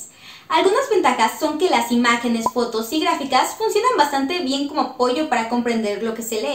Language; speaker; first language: Spanish; native; Spanish